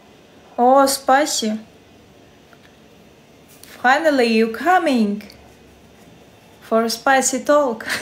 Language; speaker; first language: English; non-native, learner; Russian